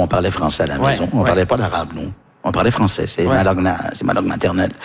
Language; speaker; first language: French; early bilingual, heritage; French